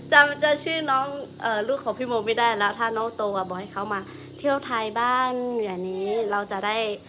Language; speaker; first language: Thai; non-native, local second language; Lahu